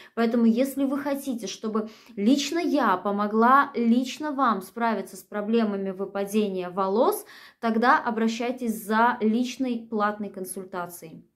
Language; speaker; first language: Russian; native; Russian